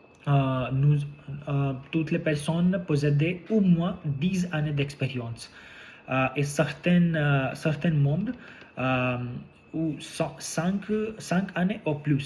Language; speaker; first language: French; non-native, learner; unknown